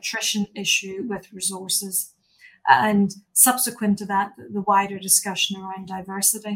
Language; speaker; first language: English; native; English